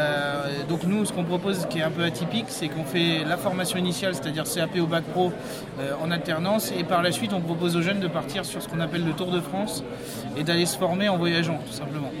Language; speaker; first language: French; native; French